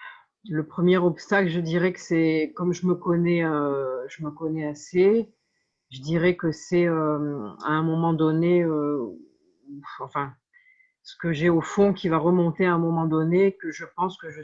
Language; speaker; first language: French; native; French